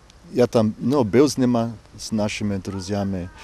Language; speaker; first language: Ukrainian; non-native, fluent; English